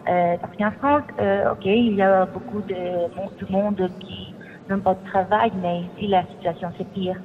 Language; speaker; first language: French; non-native, fluent; Greek